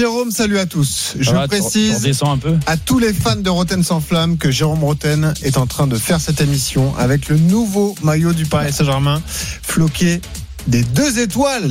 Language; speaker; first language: French; native; French